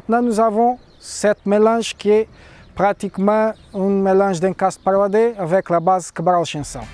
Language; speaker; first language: French; non-native, fluent; Portuguese